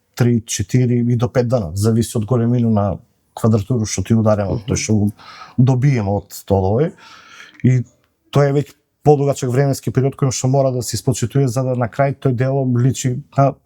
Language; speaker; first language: Macedonian; native; Macedonian